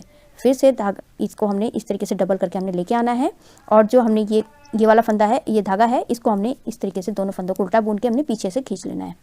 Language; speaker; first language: Hindi; non-native, local second language; Punjabi